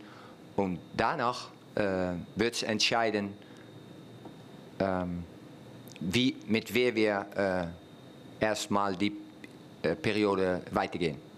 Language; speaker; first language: German; non-native, fluent; Dutch